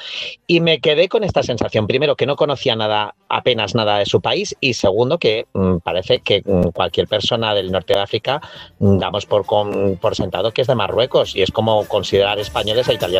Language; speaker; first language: Spanish; native; Spanish